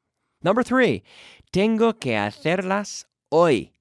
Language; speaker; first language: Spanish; non-native, fluent; English